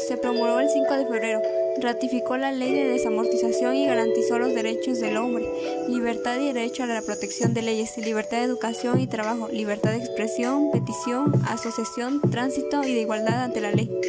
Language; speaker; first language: Spanish; native; Spanish